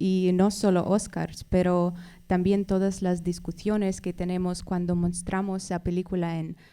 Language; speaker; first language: Spanish; non-native, fluent; Russian